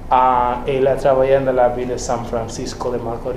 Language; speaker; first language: French; non-native, learner; Spanish